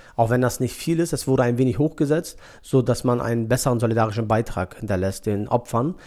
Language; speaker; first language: German; early bilingual, other home language; Turkish